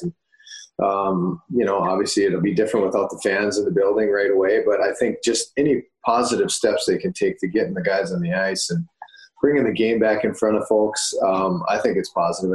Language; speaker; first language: English; native; English